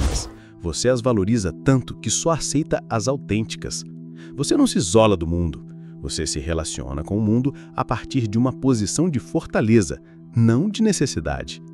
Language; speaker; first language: Portuguese; native; Portuguese